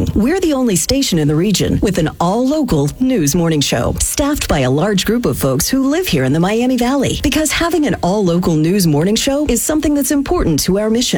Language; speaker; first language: English; native; English